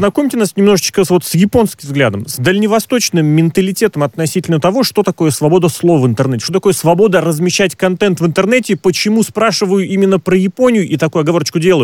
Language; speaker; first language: Russian; native; Russian